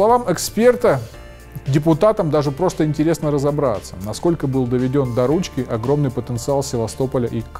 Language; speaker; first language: Russian; native; Russian